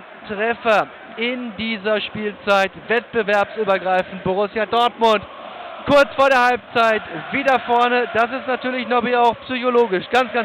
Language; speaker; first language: German; native; German